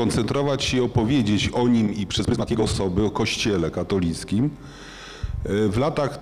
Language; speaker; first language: Polish; native; Polish